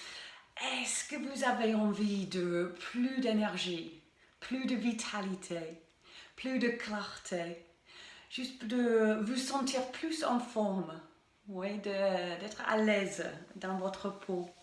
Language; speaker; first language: French; non-native, fluent; English